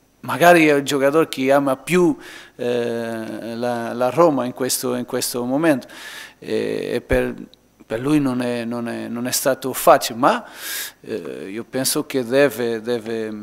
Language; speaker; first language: Italian; non-native, learner; Portuguese